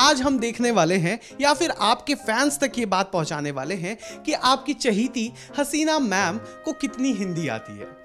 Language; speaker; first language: Hindi; native; Hindi